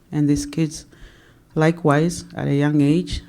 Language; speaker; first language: English; non-native, local second language; Swahili